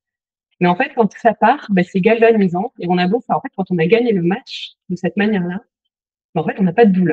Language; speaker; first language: French; native; French